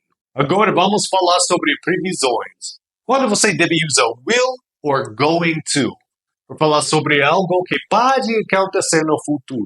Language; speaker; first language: Portuguese; non-native, fluent; English